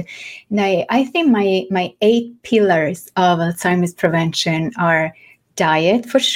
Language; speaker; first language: English; non-native, fluent; Italian